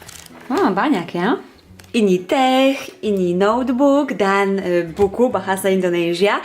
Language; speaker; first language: Indonesian; non-native, fluent; Polish